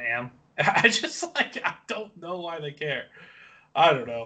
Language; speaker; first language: English; native; English